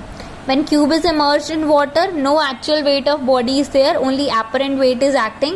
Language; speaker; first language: English; non-native, local second language; Hindi